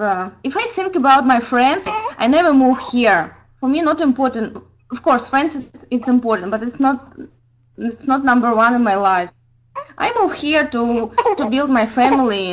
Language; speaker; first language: English; non-native, learner; Ukrainian